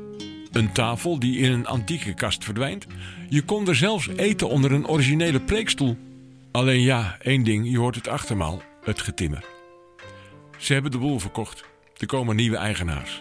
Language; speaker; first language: Dutch; native; Dutch